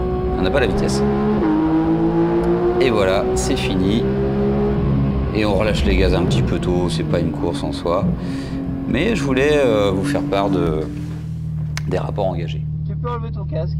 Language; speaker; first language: French; native; French